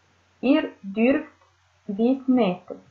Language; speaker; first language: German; non-native, fluent; Serbian